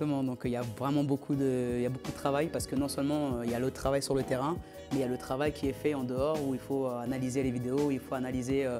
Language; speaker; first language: French; native; French